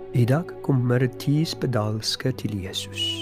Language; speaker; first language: Norwegian; non-native, fluent; Polish